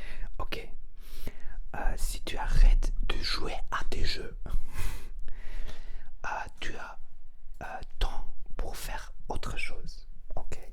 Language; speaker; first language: French; non-native, learner; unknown